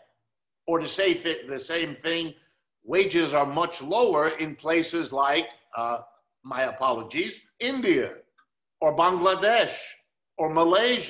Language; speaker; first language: English; early bilingual, other home language; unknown